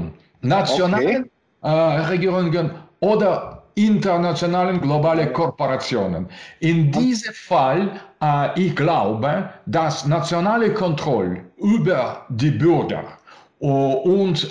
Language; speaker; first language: German; non-native, learner; Russian